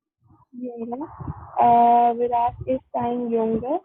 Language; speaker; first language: German; non-native, learner; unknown